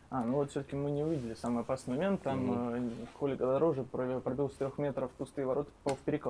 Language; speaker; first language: Russian; native; Russian